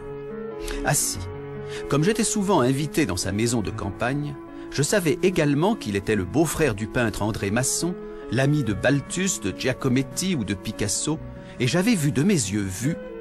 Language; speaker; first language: French; native; French